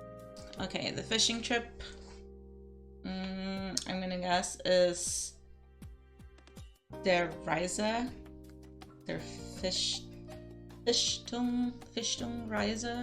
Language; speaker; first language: German; non-native, learner; Spanish